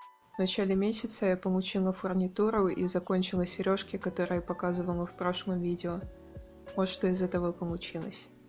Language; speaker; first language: Russian; native; Russian